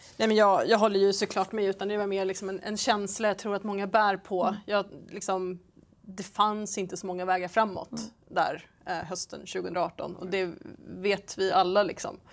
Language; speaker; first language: Swedish; native; Swedish